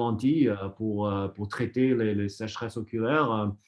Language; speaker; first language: French; non-native, fluent; English